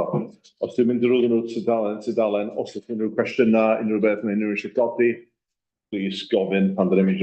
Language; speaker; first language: Welsh; native; Welsh